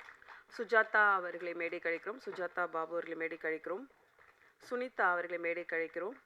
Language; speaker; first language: Tamil; native; Tamil